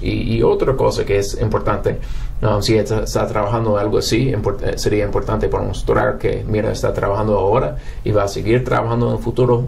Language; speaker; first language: Spanish; non-native, fluent; English